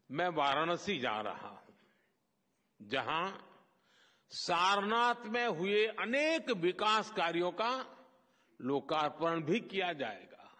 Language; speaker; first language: Hindi; non-native, local second language; Gujarati